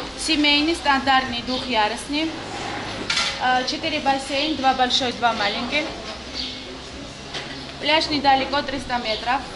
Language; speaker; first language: Russian; non-native, learner; Turkish